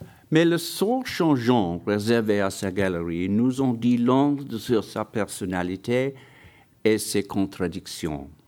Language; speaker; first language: French; non-native, fluent; English